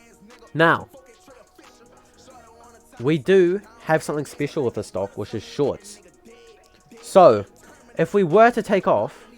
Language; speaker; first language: English; native; English